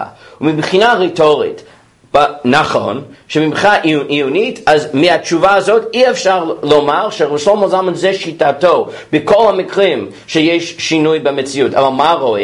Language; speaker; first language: Hebrew; non-native, fluent; English